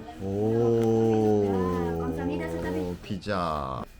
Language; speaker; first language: Korean; native; Korean